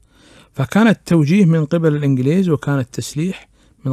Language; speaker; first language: Arabic; native; Arabic